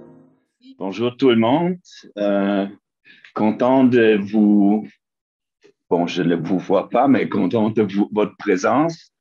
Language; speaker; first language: French; non-native, fluent; German